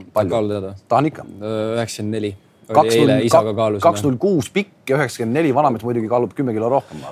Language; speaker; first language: Estonian; native; Estonian